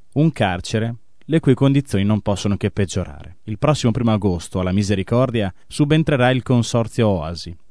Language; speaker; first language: Italian; native; Italian